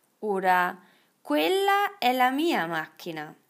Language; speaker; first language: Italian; non-native, fluent; German